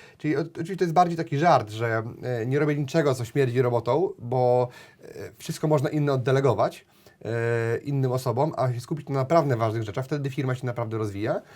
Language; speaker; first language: Polish; native; Polish